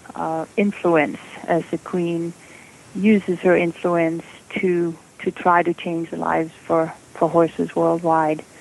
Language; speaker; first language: English; non-native, fluent; Danish